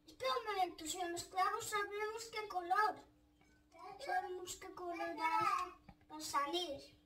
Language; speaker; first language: Spanish; early bilingual, other home language; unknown